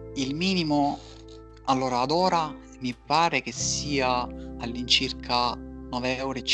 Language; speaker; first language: Italian; native; Italian